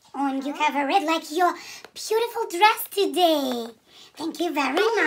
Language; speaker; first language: English; non-native, learner; Russian